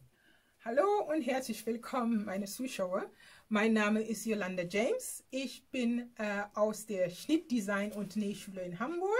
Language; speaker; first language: German; non-native, fluent; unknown